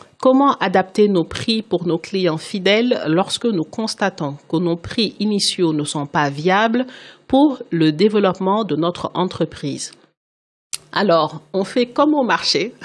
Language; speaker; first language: French; non-native, local second language; Wolof